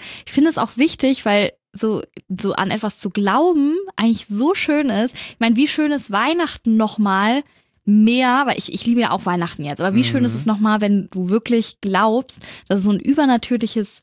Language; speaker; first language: German; native; German